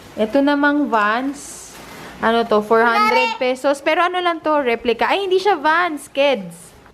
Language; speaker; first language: Filipino; native; Filipino